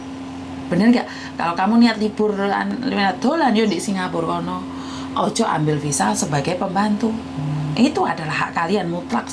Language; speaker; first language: Indonesian; non-native, local second language; Javanese